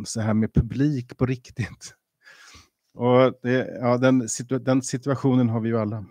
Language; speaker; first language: Swedish; native; Swedish